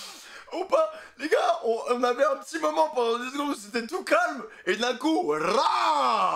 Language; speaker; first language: French; native; French